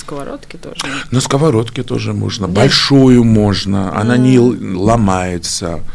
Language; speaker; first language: Russian; non-native, fluent; Georgian